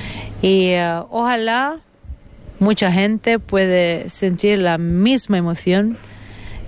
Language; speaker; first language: Spanish; non-native, fluent; Italian